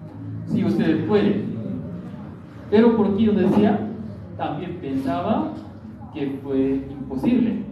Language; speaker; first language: Spanish; non-native, learner; Korean